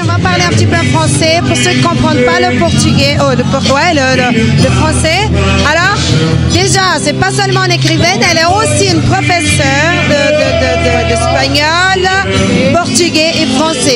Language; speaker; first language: French; non-native, fluent; Portuguese